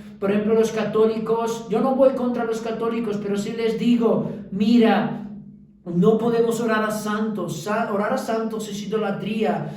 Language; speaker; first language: Spanish; early bilingual, other home language; Romanian